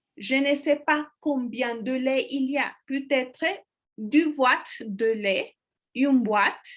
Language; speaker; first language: French; non-native, fluent; Spanish